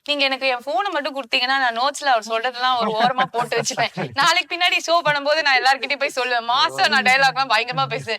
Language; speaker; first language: Tamil; native; Tamil